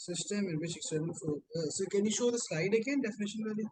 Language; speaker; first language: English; non-native, local second language; Urdu